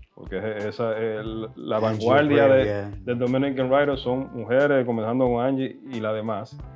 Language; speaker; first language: Spanish; early bilingual, heritage; Spanish